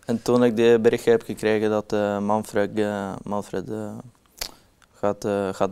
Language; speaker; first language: Dutch; non-native, learner; Norwegian